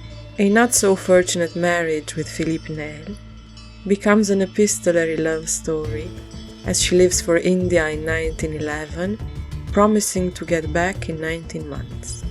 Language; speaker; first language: English; non-native, fluent; French